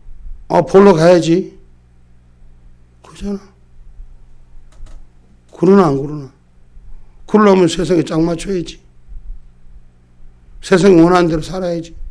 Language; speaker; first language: Korean; native; Korean